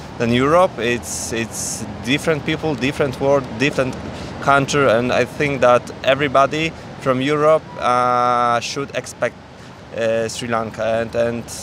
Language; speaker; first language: English; non-native, learner; Polish